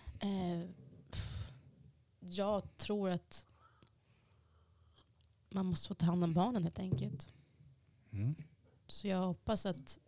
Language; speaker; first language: Swedish; early bilingual, other home language; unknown